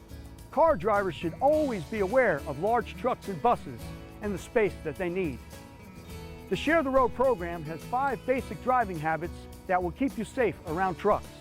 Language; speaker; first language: English; native; English